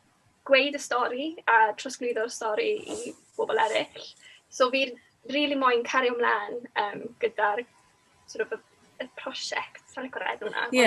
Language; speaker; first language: Welsh; native; Welsh